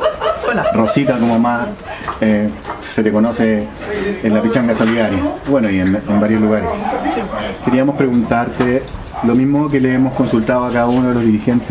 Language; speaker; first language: Spanish; native; Spanish